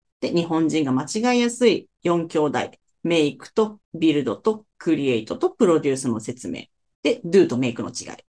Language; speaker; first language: Japanese; native; Japanese